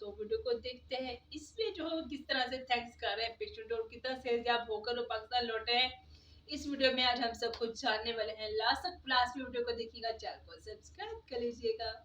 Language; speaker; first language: Urdu; non-native, local second language; Punjabi